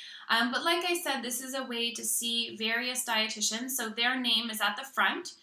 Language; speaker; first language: English; native; English